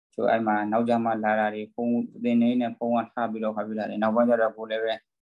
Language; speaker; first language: Burmese; native; Burmese